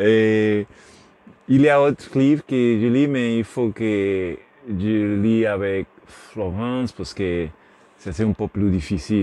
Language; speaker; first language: French; non-native, learner; Spanish